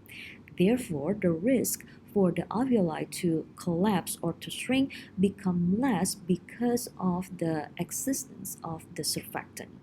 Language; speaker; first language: English; non-native, fluent; Indonesian